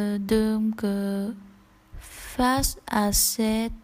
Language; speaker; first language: French; non-native, learner; Vietnamese